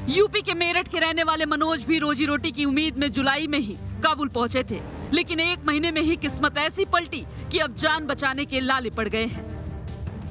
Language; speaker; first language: Hindi; native; Hindi